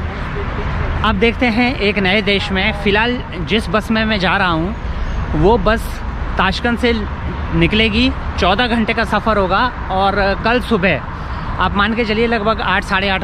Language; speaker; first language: Hindi; native; Hindi